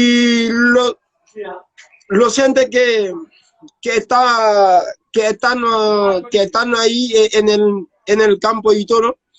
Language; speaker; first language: Spanish; non-native, learner; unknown